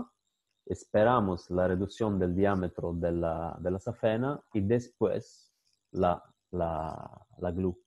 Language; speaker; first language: Spanish; non-native, fluent; Italian